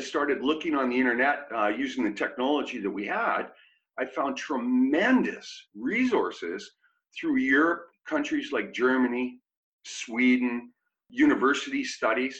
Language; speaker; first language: English; native; English